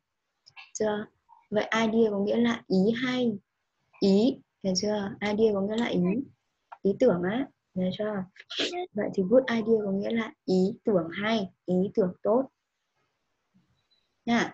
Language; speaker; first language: Vietnamese; native; Vietnamese